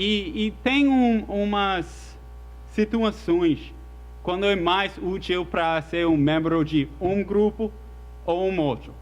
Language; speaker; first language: Portuguese; non-native, fluent; English